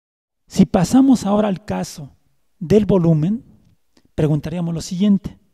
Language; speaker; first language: Spanish; native; Spanish